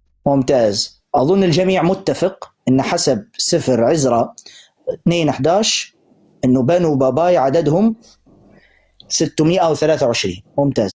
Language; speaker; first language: Arabic; native; Arabic